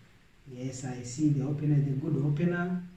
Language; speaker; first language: English; non-native, local second language; Swahili